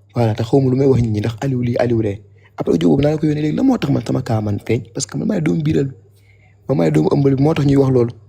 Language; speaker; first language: Wolof; native; Wolof